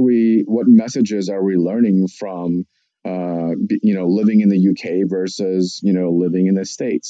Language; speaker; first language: English; non-native, fluent; Russian